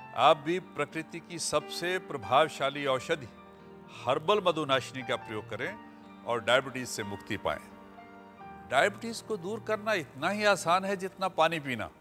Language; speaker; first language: Hindi; native; Hindi